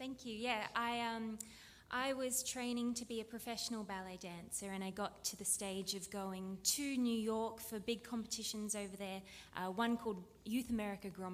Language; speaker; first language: English; native; English